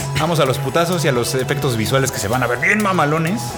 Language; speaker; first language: Spanish; native; Spanish